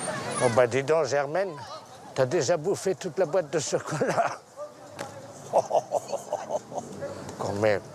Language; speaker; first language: French; native; French